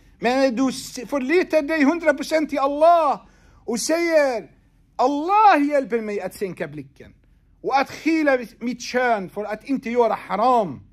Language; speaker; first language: Swedish; non-native, fluent; Arabic